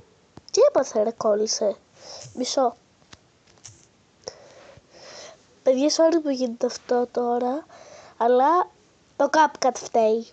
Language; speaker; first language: Greek; native; Greek